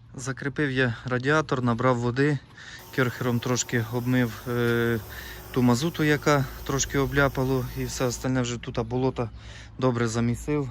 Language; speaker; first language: Ukrainian; native; Ukrainian